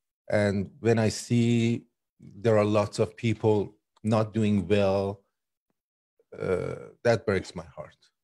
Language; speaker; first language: English; non-native, fluent; Persian